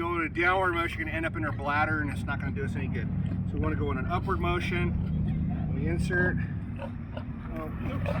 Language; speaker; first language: English; native; English